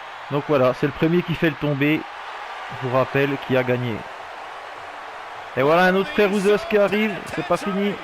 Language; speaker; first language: French; native; French